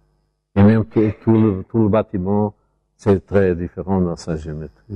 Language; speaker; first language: French; non-native, fluent; Portuguese